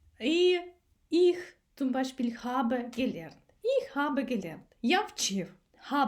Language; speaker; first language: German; non-native, fluent; Ukrainian